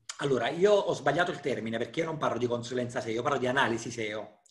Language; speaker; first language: Italian; native; Italian